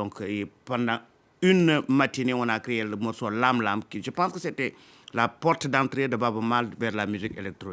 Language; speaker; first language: French; non-native, local second language; Fula